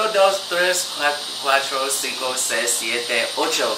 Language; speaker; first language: Spanish; non-native, learner; English